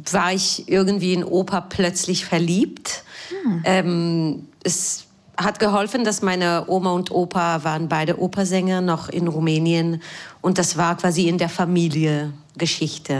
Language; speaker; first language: German; non-native, fluent; Hebrew